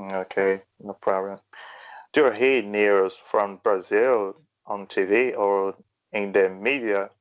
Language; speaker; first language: English; non-native, learner; Portuguese